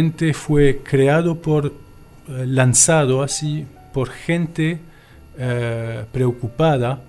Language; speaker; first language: Spanish; non-native, fluent; French